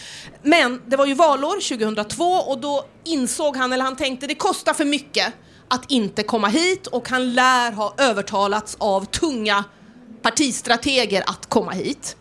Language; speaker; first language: Swedish; native; Swedish